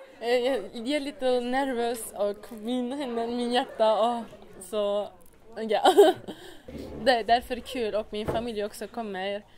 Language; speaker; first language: Swedish; non-native, learner; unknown